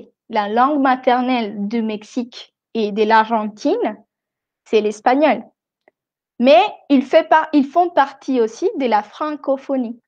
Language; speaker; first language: French; non-native, fluent; Spanish